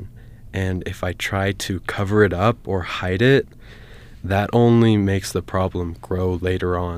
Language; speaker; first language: English; native; English